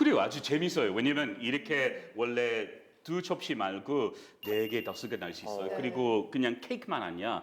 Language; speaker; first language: Korean; non-native, fluent; English